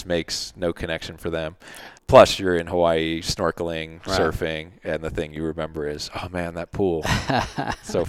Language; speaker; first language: English; native; English